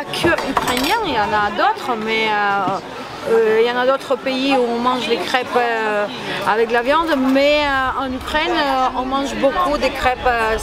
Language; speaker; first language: French; non-native, fluent; Ukrainian